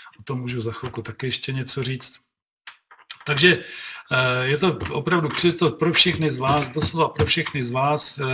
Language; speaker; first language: Czech; native; Czech